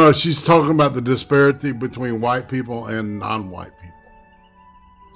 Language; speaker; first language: English; native; English